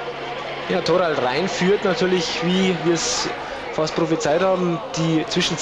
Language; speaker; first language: German; native; German